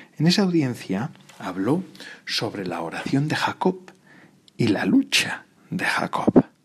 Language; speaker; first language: Spanish; native; Spanish